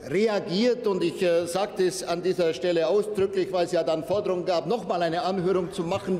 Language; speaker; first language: German; native; German